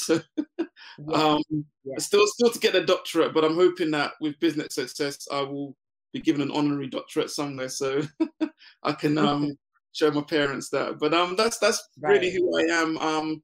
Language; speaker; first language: English; native; English